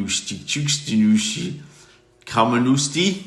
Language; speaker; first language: Finnish; non-native, learner; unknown